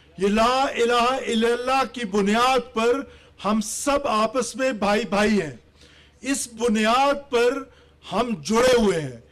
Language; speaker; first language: Urdu; non-native, local second language; Baluchi